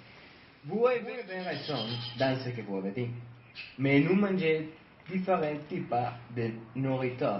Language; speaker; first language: French; non-native, learner; Spanish